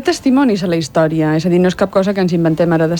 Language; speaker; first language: Catalan; native; Catalan